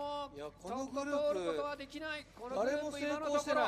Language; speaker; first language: Japanese; native; Japanese